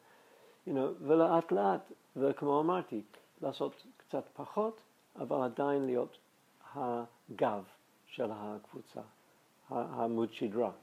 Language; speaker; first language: Hebrew; non-native, fluent; English